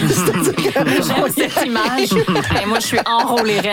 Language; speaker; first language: French; native; French